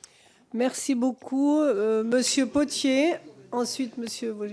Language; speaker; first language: French; native; French